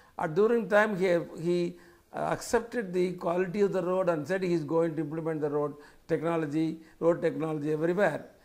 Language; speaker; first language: English; non-native, local second language; Tamil